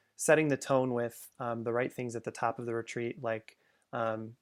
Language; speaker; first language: English; native; English